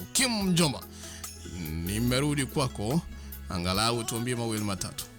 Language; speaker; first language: Swahili; non-native, local second language; Gusii